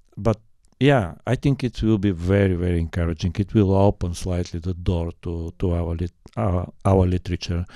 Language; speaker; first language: English; non-native, fluent; Bulgarian